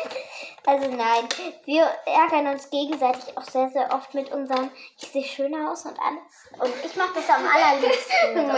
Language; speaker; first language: German; early bilingual, other home language; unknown